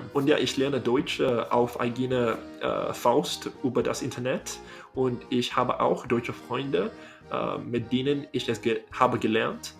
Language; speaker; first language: German; non-native, learner; English